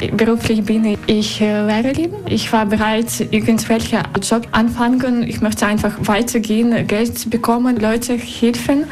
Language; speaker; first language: German; non-native, learner; Russian